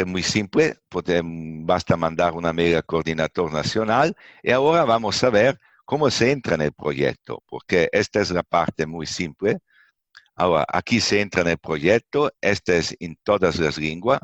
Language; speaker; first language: Spanish; non-native, fluent; Italian